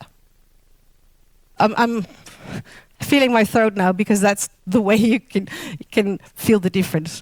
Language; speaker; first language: English; non-native, fluent; Dutch